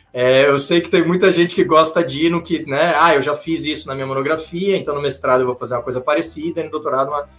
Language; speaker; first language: Portuguese; native; Portuguese